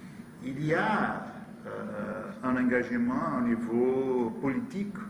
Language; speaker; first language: French; non-native, learner; Portuguese